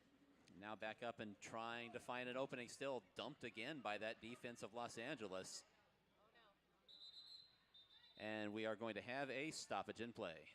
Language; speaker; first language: English; native; English